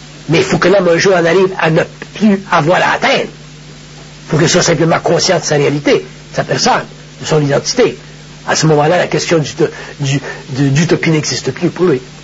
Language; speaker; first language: French; native; French